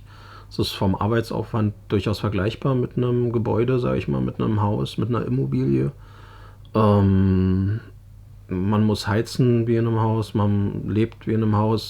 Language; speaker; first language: German; native; German